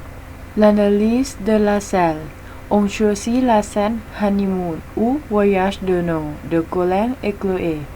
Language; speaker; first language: French; non-native, learner; Thai